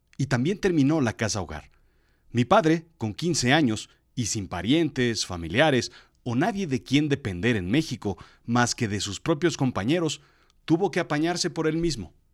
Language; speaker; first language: Spanish; native; Spanish